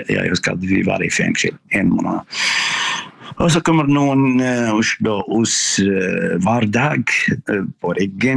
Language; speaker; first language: Norwegian; non-native, fluent; Arabic